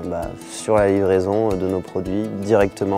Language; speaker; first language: French; native; French